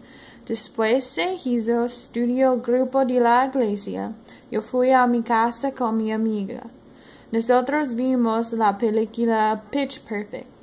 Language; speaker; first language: Spanish; non-native, learner; English